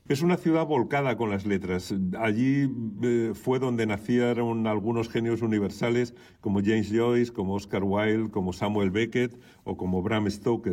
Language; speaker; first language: Spanish; native; Spanish